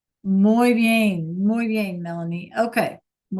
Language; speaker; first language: Spanish; non-native, fluent; English